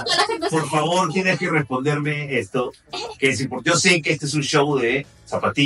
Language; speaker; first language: Spanish; native; Spanish